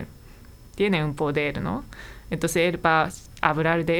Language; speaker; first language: Spanish; non-native, fluent; Japanese